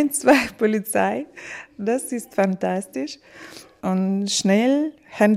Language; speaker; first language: German; non-native, learner; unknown